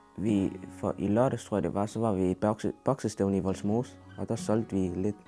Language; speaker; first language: Danish; early bilingual, other home language; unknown